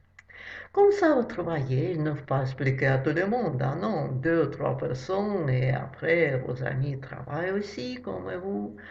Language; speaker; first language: French; non-native, fluent; Russian